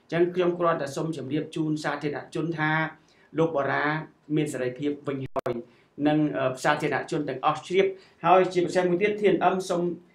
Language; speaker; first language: Khmer; native; Khmer